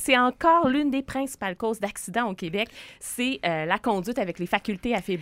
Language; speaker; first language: French; native; French